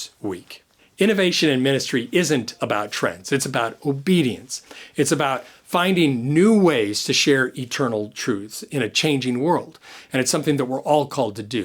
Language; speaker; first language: English; native; English